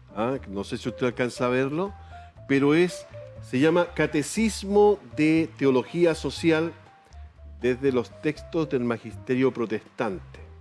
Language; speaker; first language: Spanish; native; Spanish